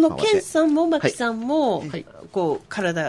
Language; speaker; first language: Japanese; native; Japanese